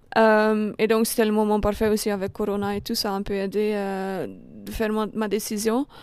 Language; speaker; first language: French; non-native, local second language; Dutch